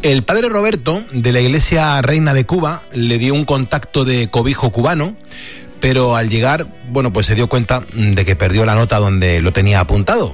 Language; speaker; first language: Spanish; native; Spanish